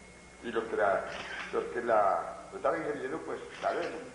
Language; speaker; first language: Spanish; native; Spanish